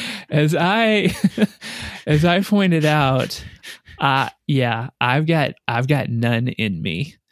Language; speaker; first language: English; native; English